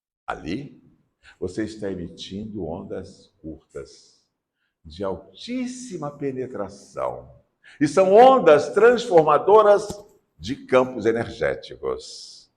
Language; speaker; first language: Portuguese; native; Portuguese